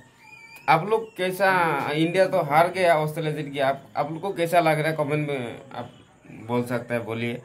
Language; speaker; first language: Hindi; non-native, local second language; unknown